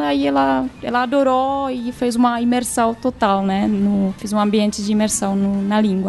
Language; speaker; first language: Portuguese; non-native, fluent; Czech